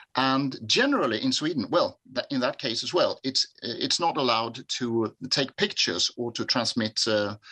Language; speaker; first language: English; non-native, fluent; Swedish